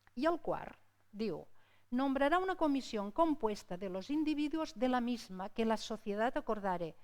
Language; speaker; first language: Spanish; non-native, local second language; Catalan